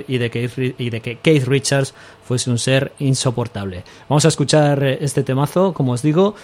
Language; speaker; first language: Spanish; native; Spanish